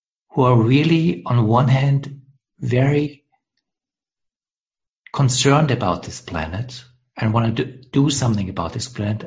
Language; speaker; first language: English; non-native, fluent; German